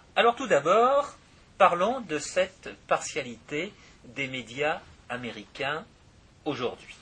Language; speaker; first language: French; native; French